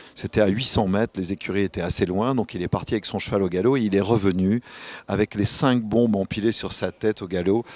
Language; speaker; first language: French; native; French